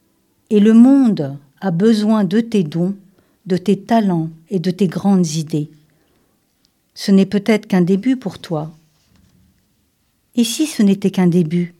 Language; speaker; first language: French; native; French